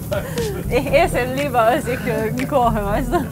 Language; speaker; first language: German; non-native, fluent; Slovenian